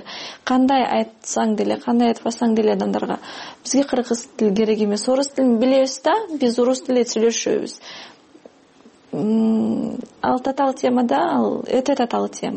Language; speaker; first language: Kyrgyz; non-native, fluent; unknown